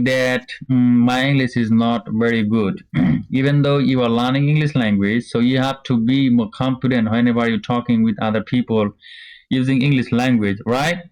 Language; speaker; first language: English; non-native, learner; Bangla